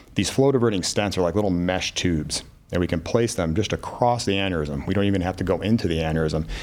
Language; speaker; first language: English; native; English